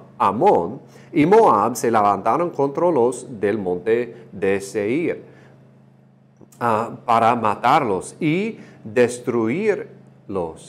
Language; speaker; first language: Spanish; non-native, fluent; English